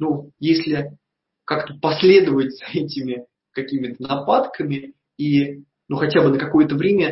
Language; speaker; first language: Russian; native; Russian